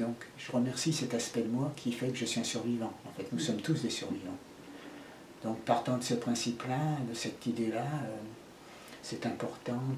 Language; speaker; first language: French; native; French